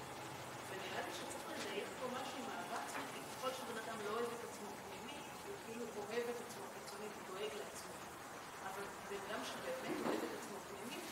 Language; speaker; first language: Hebrew; native; Hebrew